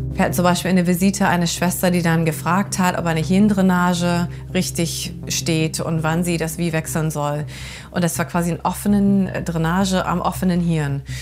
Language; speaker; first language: German; non-native, fluent; English